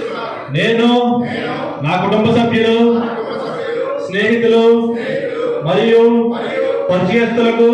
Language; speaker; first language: Telugu; native; Telugu